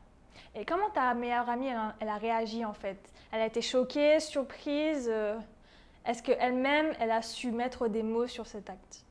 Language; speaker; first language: French; native; French